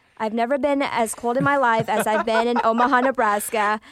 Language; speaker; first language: English; early bilingual, other home language; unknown